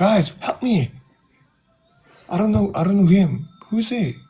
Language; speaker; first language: English; non-native, fluent; Korean